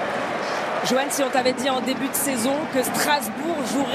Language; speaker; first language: French; native; French